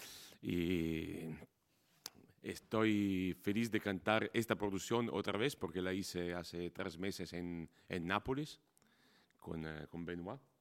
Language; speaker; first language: Spanish; non-native, fluent; Italian